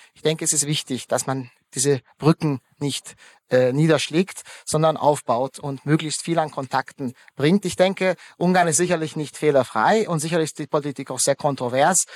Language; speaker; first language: German; early bilingual, other home language; Hungarian